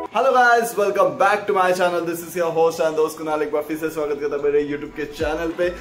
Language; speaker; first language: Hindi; non-native, local second language; Marathi